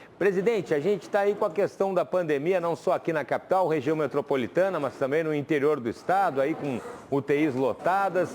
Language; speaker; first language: Portuguese; native; Portuguese